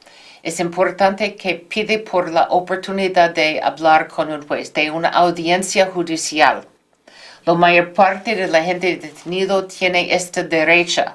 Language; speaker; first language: Spanish; non-native, fluent; English